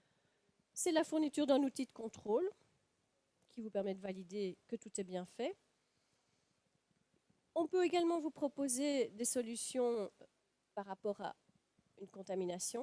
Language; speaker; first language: French; native; French